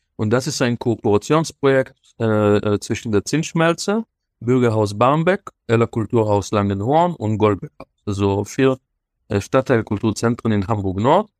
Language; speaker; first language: German; non-native, fluent; Hebrew